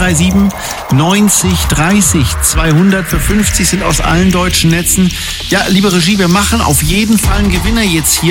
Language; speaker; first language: German; native; German